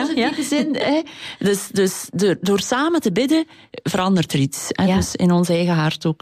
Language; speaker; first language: Dutch; native; Dutch